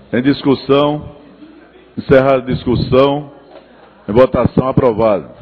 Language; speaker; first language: Portuguese; native; Portuguese